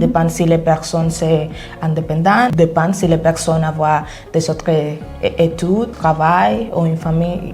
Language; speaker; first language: French; non-native, fluent; Spanish